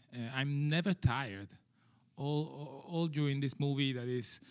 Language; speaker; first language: English; non-native, fluent; Italian